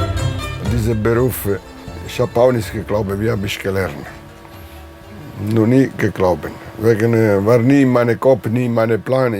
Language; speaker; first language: German; non-native, learner; Italian